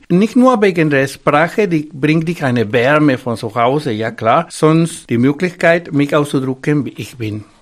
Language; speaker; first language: German; non-native, fluent; Spanish